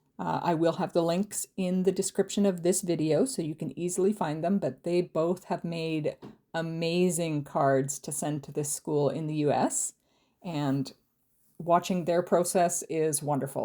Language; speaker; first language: English; native; English